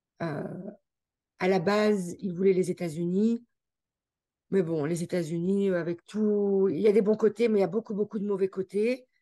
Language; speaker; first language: French; native; French